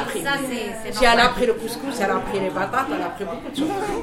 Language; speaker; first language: French; non-native, learner; Arabic